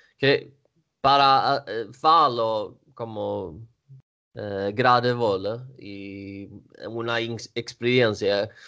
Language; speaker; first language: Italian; non-native, learner; Swedish